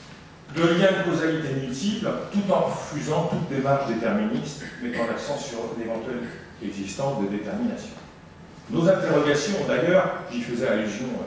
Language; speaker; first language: French; native; French